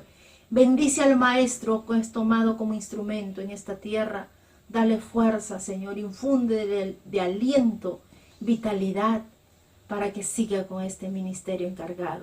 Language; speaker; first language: Spanish; native; Spanish